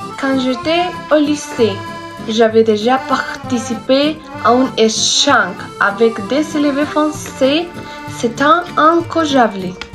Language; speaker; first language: French; non-native, learner; Spanish